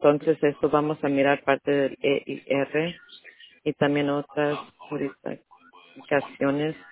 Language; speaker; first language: Spanish; early bilingual, heritage; Spanish